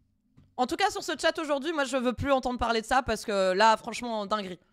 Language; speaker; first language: French; native; French